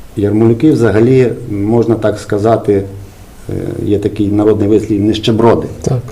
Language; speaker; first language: Ukrainian; native; Ukrainian